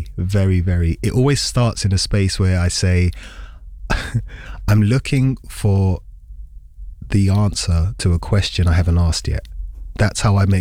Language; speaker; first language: English; native; English